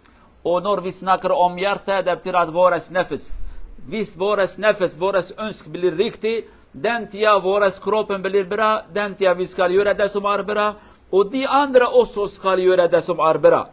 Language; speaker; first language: Norwegian; non-native, learner; Central Kurdish